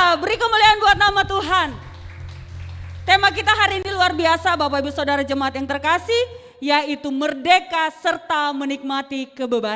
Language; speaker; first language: Indonesian; native; Indonesian